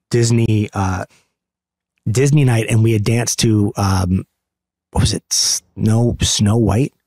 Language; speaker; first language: English; native; English